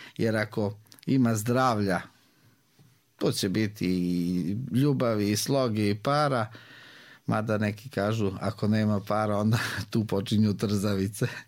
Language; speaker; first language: Serbian; native; Serbian